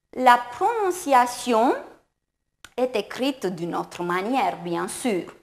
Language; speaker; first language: French; non-native, fluent; Romanian